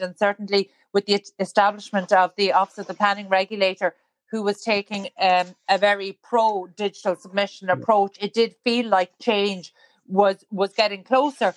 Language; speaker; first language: English; native; English